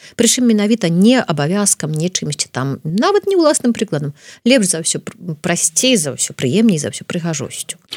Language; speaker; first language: Belarusian; non-native, local second language; Russian